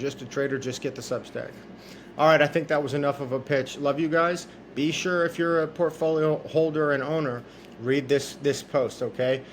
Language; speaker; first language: English; native; English